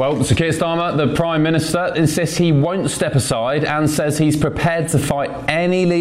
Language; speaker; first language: English; native; English